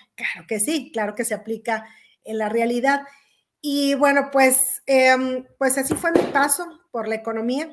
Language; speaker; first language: Spanish; native; Spanish